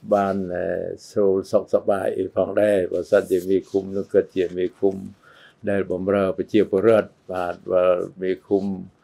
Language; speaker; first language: Khmer; native; Khmer